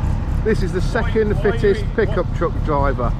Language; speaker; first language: English; native; English